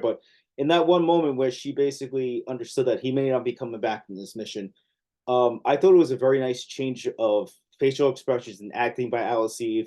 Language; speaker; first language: English; native; English